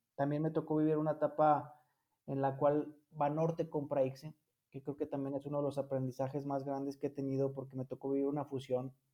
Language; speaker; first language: Spanish; native; Spanish